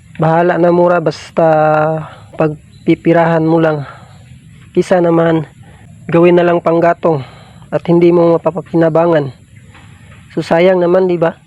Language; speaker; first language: Filipino; non-native, local second language; Cebuano